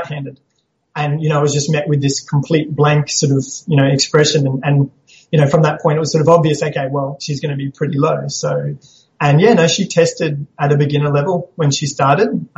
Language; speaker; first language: English; native; English